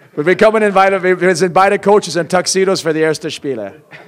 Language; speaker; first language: German; non-native, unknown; English